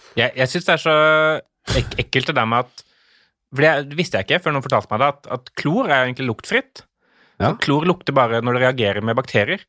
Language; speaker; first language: Norwegian; native; Norwegian